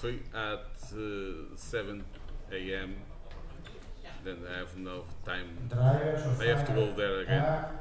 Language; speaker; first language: English; non-native, learner; Portuguese